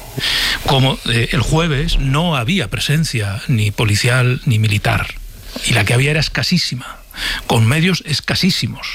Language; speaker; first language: Spanish; native; Spanish